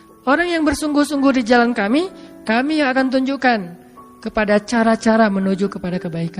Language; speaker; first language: Indonesian; native; Indonesian